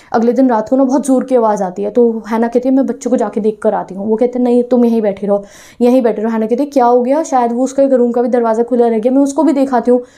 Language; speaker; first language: Hindi; non-native, local second language; Punjabi